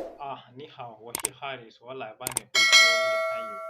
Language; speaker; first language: Chinese; non-native, learner; Hausa